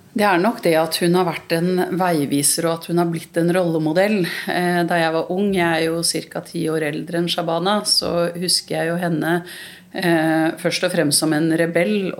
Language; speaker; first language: Norwegian; early bilingual, other home language; Urdu